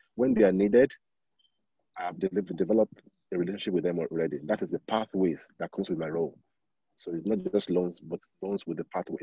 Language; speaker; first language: English; non-native, local second language; Yoruba